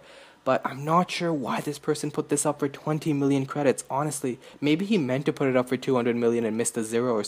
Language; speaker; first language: English; native; English